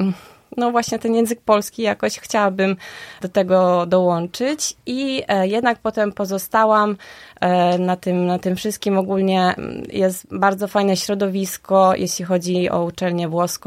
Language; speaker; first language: Polish; early bilingual, heritage; Polish